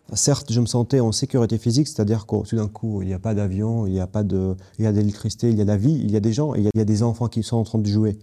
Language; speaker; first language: French; non-native, fluent; Kurdish